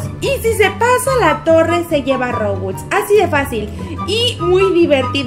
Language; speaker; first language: Spanish; native; Spanish